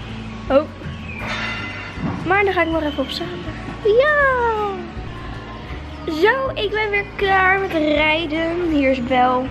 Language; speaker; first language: Dutch; native; Dutch